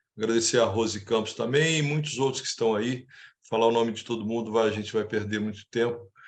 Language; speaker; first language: Portuguese; native; Portuguese